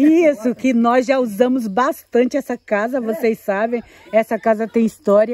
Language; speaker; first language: Portuguese; native; Portuguese